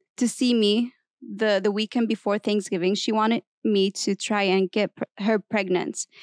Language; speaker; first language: English; non-native, fluent; Arabic